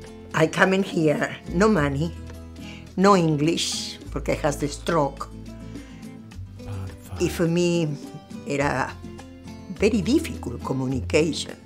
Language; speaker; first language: English; non-native, learner; Spanish